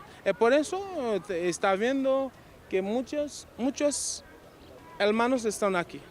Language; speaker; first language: Spanish; non-native, local second language; Haitian Creole